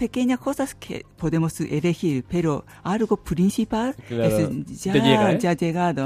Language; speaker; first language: Spanish; non-native, learner; Japanese